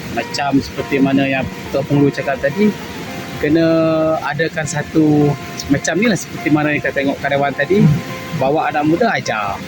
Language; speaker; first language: Malay; non-native, local second language; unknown